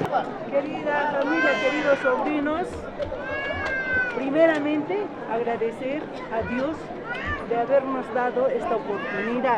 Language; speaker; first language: Spanish; native; Spanish